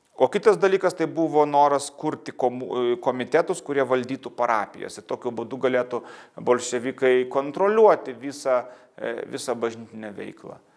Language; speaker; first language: Lithuanian; native; Lithuanian